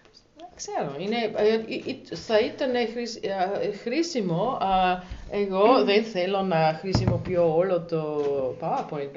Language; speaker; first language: Greek; non-native, learner; German